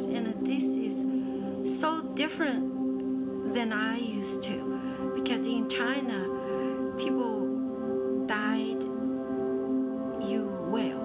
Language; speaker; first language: English; non-native, fluent; Chinese